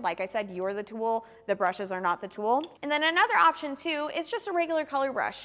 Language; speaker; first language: English; native; English